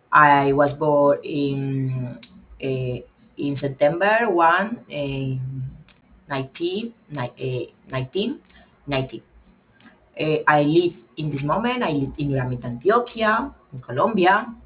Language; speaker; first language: English; non-native, learner; Spanish